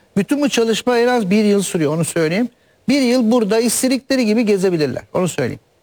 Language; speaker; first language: Turkish; native; Turkish